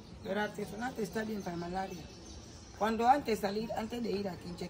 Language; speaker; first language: Spanish; non-native, local second language; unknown